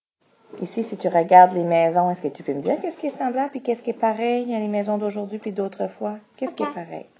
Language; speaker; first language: French; native; French